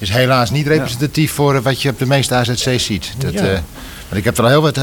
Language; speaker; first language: Dutch; native; Dutch